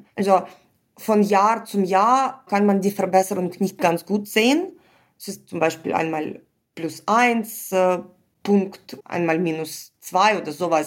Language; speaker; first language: German; non-native, fluent; Ukrainian